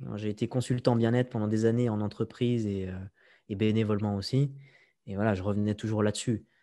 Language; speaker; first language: French; native; French